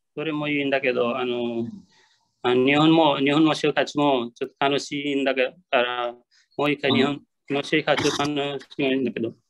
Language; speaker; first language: Japanese; non-native, learner; Nepali